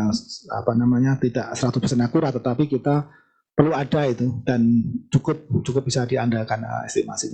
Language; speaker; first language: Indonesian; native; Indonesian